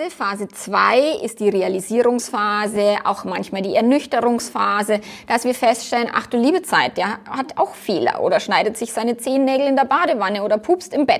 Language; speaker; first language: German; native; German